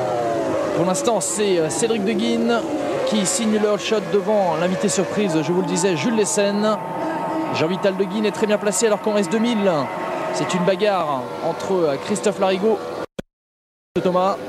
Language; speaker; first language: French; native; French